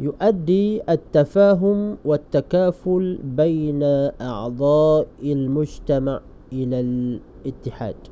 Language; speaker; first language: Arabic; non-native, fluent; Malay